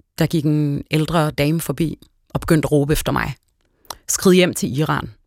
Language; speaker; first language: Danish; early bilingual, other home language; Arabic